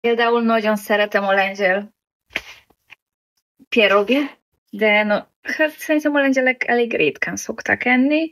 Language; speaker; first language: Hungarian; non-native, learner; Polish